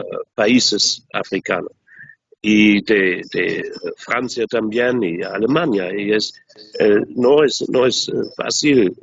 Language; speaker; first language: Spanish; non-native, learner; German